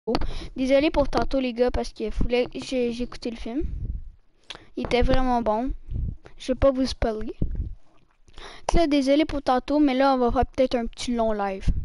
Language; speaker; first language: French; native; French